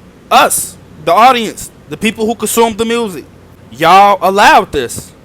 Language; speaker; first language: English; native; English